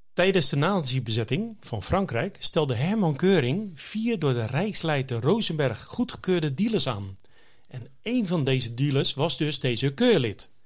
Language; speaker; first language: Dutch; native; Dutch